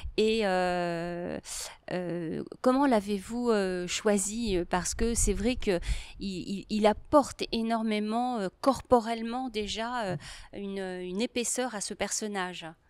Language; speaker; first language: French; native; French